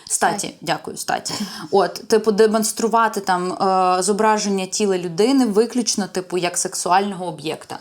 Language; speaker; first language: Ukrainian; native; Ukrainian